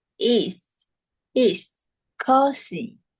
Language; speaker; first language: English; non-native, learner; Vietnamese